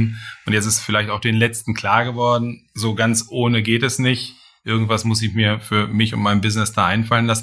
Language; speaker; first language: German; native; German